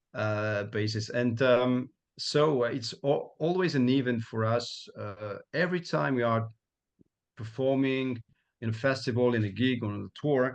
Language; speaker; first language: English; non-native, fluent; French